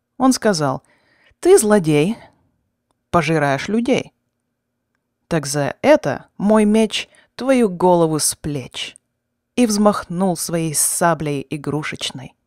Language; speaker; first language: Russian; native; Russian